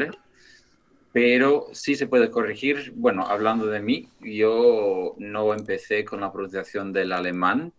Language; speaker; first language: Spanish; non-native, fluent; English